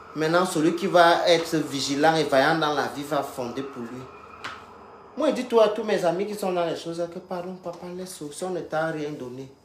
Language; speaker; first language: French; native; French